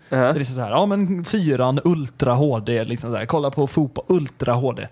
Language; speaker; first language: Swedish; native; Swedish